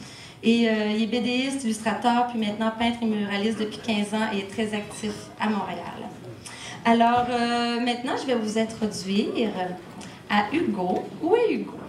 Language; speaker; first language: French; native; French